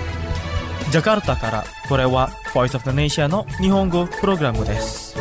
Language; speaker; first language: Japanese; non-native, fluent; Indonesian